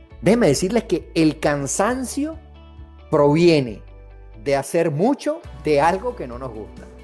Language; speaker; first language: Spanish; native; Spanish